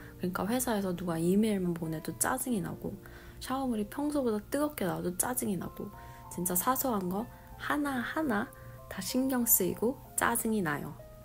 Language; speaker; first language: Korean; native; Korean